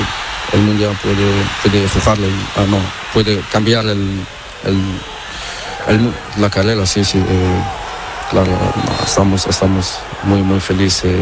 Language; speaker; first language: Spanish; non-native, learner; Portuguese